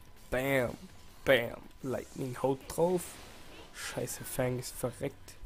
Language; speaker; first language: German; native; German